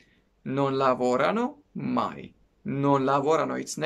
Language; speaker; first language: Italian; non-native, fluent; Persian